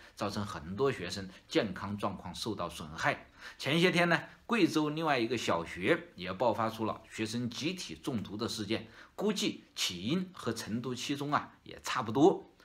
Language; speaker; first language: Chinese; native; Chinese